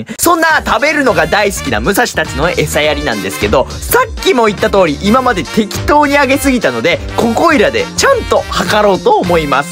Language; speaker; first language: Japanese; native; Japanese